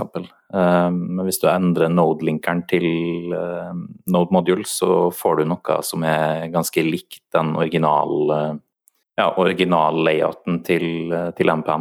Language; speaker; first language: Norwegian; native; Norwegian